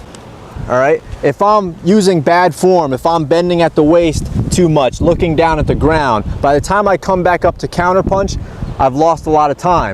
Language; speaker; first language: English; native; English